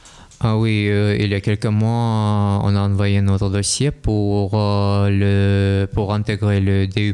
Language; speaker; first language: French; non-native, learner; Russian